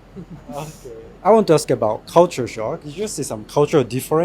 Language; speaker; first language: English; non-native, learner; Japanese